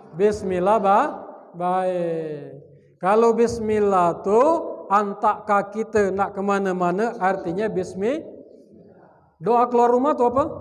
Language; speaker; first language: Malay; native; Malay